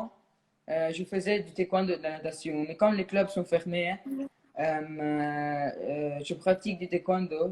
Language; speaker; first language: French; non-native, local second language; Arabic